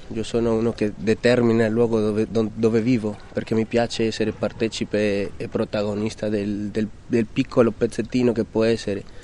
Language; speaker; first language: Italian; non-native, fluent; Spanish